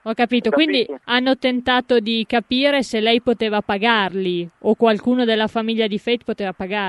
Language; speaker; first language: Italian; native; Italian